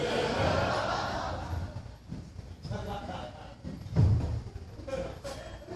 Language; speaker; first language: English; non-native, fluent; Korean